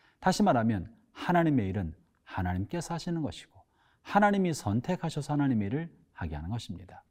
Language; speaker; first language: Korean; native; Korean